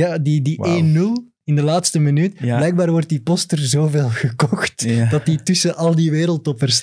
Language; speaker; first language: Dutch; native; Dutch